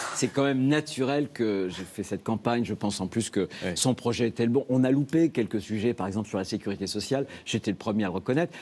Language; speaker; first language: French; native; French